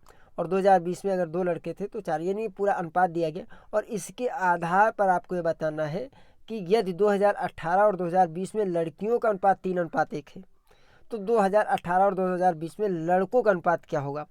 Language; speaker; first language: Hindi; native; Hindi